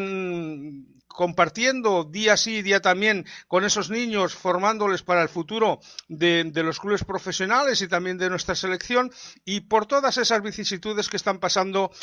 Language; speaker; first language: Spanish; native; Spanish